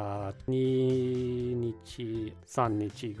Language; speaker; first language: Japanese; non-native, learner; Danish